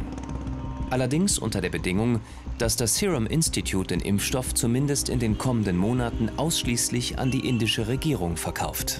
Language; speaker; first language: German; native; German